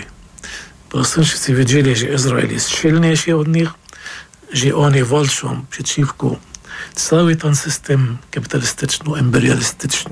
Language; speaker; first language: Polish; non-native, fluent; Arabic